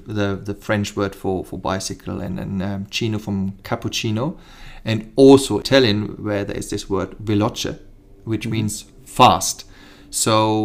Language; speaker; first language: English; non-native, fluent; German